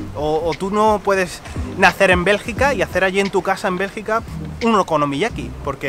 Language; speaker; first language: Spanish; native; Spanish